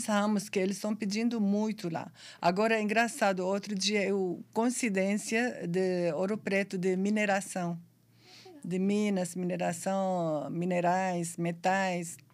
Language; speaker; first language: Portuguese; non-native, fluent; Arabic